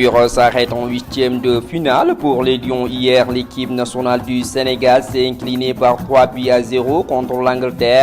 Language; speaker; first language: French; non-native, local second language; Wolof